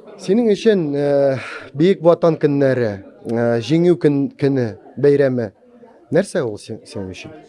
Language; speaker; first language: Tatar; native; Tatar